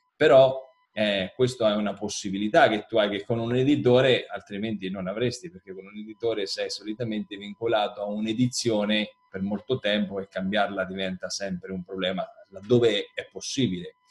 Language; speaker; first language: Italian; native; Italian